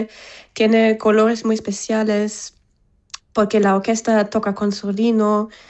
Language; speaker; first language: Spanish; non-native, fluent; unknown